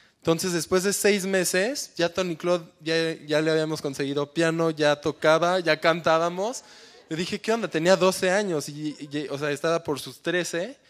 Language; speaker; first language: Spanish; early bilingual, heritage; Spanish